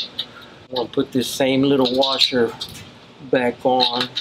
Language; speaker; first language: English; native; English